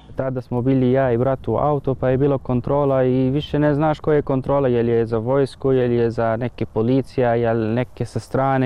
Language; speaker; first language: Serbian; non-native, learner; Arabic